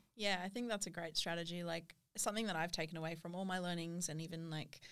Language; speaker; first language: English; native; English